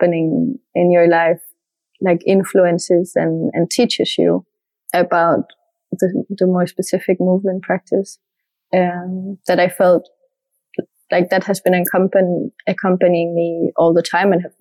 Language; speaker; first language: English; non-native, fluent; French